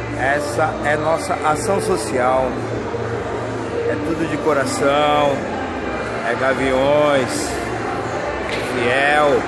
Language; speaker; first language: Portuguese; native; Portuguese